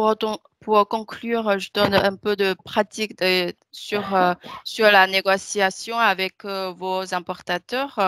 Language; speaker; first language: French; non-native, fluent; Chinese